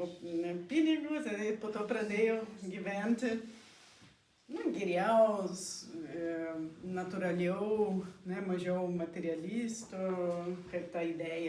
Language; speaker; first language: Lithuanian; non-native, learner; Portuguese